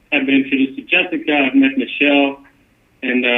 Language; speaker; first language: English; non-native, fluent; Spanish